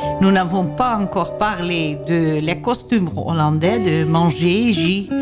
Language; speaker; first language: French; non-native, learner; Dutch